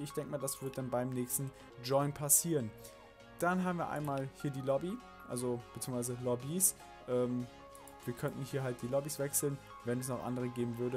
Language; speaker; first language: German; native; German